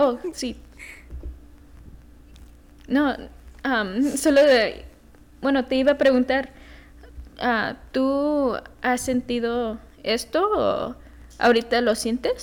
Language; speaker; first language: Spanish; early bilingual, heritage; Spanish